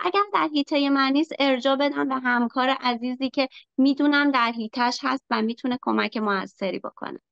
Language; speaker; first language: Persian; native; Persian